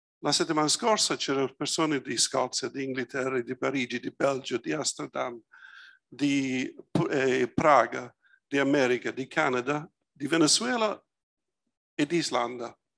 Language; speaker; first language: Italian; early bilingual, heritage; Italian